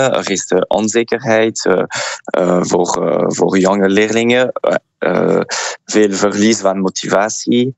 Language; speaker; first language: Dutch; non-native, fluent; French